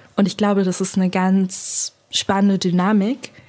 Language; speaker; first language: German; native; German